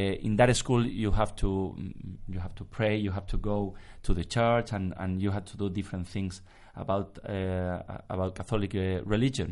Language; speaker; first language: English; non-native, fluent; Spanish